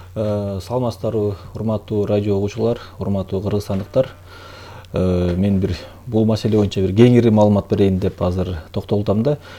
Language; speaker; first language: Kyrgyz; native; Kyrgyz